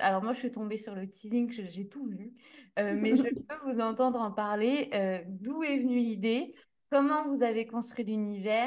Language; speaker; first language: French; native; French